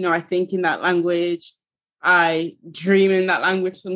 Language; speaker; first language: English; early bilingual, other home language; Ga